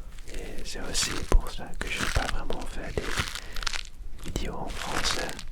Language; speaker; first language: French; non-native, learner; Dutch